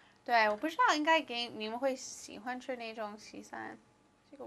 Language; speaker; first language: Chinese; non-native, learner; English